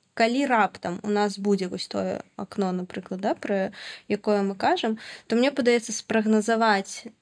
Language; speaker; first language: Belarusian; non-native, local second language; Russian